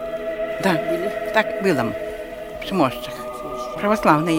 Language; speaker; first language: Polish; non-native, local second language; Belarusian